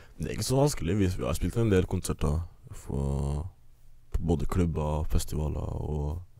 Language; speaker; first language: Norwegian; early bilingual, other home language; English